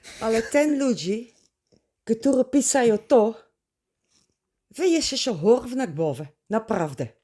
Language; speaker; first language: Polish; non-native, learner; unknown